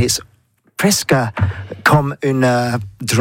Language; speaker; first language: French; non-native, learner; English